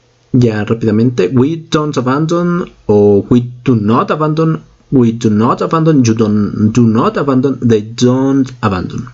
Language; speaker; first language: English; non-native, fluent; Spanish